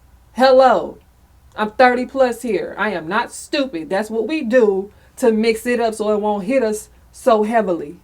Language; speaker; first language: English; native; English